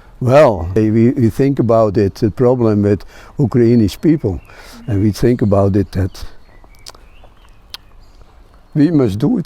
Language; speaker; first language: English; non-native, learner; Dutch